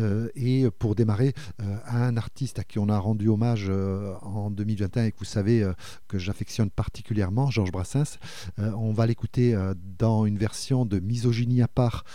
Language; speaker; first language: French; native; French